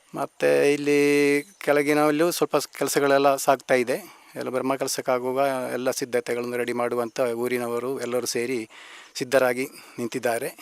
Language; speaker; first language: Kannada; native; Kannada